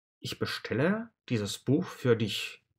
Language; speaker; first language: German; non-native, fluent; Russian